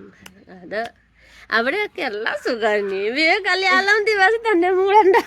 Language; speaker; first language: Malayalam; non-native, learner; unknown